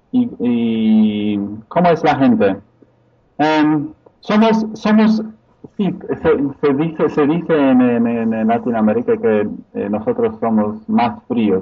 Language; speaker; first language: Spanish; non-native, fluent; Polish